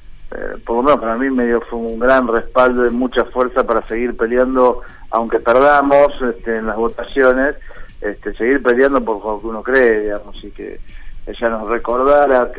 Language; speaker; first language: Spanish; native; Spanish